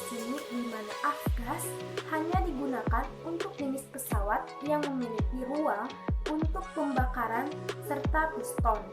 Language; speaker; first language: Indonesian; native; Indonesian